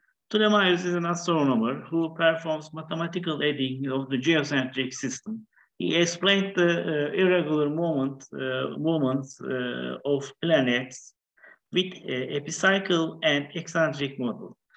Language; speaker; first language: English; non-native, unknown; Turkish